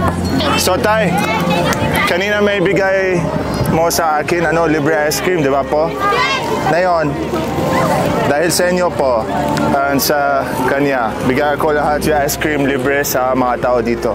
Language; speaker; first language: Filipino; non-native, learner; Arabic